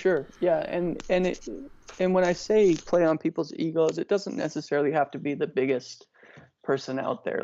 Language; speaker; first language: English; native; English